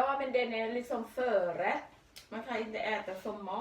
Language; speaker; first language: Swedish; non-native, learner; Thai